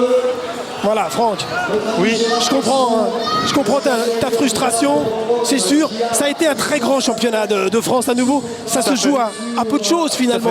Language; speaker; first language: French; native; French